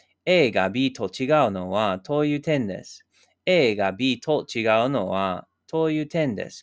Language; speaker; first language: Japanese; non-native, learner; English